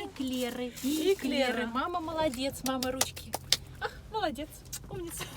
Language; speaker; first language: Russian; native; Russian